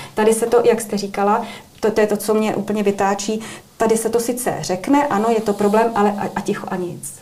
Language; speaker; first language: Czech; native; Czech